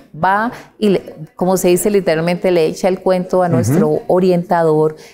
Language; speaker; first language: Spanish; native; Spanish